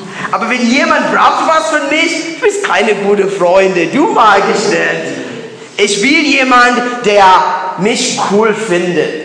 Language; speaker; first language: German; non-native, learner; English